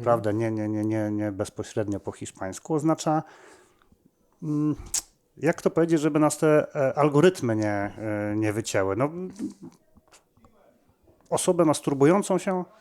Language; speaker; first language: Polish; native; Polish